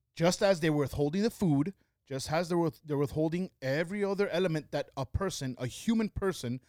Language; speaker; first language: English; early bilingual, other home language; Spanish